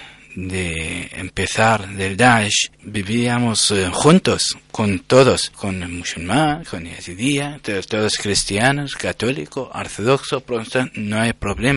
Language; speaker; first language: Spanish; non-native, learner; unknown